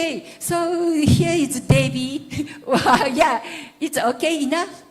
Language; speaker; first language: English; non-native, learner; Japanese